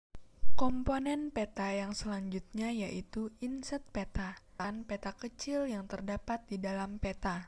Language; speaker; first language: Indonesian; native; Indonesian